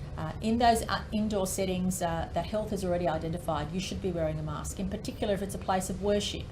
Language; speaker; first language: English; native; English